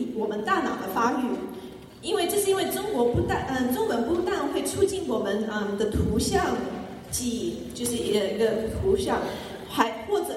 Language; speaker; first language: Chinese; non-native, fluent; English